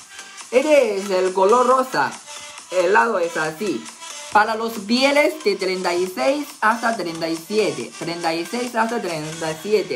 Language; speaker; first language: Spanish; non-native, learner; Chinese